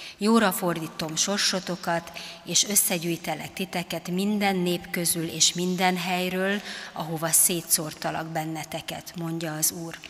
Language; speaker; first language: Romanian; non-native, local second language; Hungarian